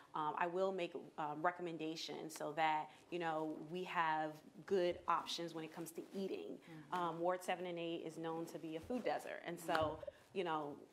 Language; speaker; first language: English; native; English